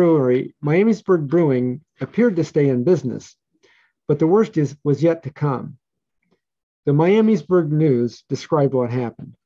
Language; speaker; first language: English; native; English